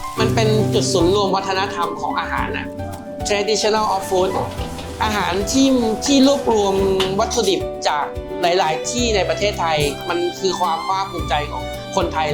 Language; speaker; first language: Thai; native; Thai